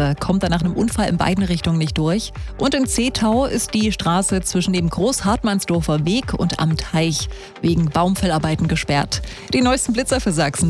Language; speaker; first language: German; native; German